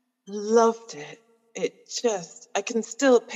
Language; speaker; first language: English; native; English